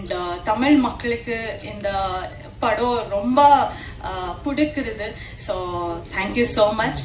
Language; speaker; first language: Tamil; non-native, learner; Kannada